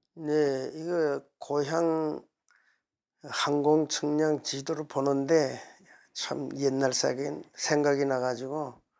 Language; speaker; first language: Korean; native; Korean